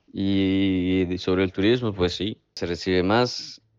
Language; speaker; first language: Spanish; native; Spanish